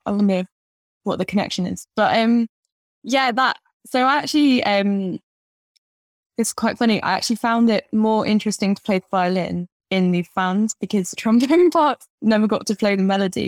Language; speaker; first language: English; native; English